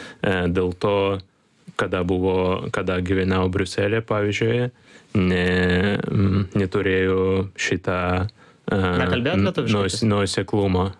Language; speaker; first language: Lithuanian; non-native, learner; Ukrainian